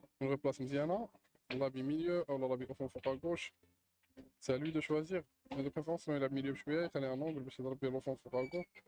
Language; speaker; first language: French; non-native, local second language; Arabic